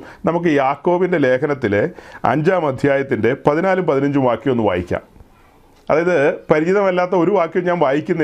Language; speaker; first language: Malayalam; native; Malayalam